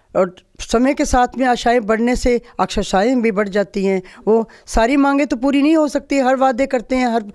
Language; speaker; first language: Hindi; native; Hindi